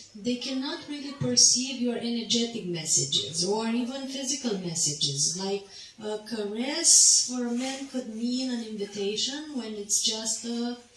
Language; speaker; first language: English; non-native, fluent; Romanian